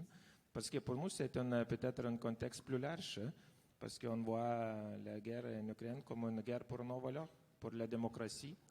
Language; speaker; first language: French; non-native, fluent; Lithuanian